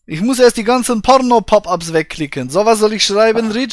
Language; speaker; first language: German; native; German